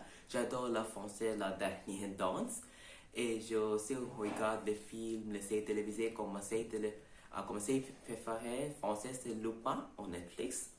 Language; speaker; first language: French; non-native, learner; Bangla